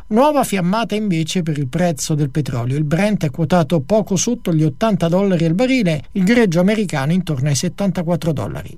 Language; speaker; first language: Italian; native; Italian